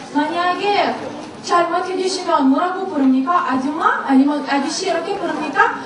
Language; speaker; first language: Korean; non-native, learner; Russian